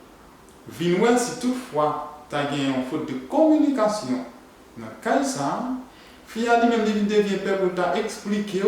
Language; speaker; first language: French; non-native, learner; Haitian Creole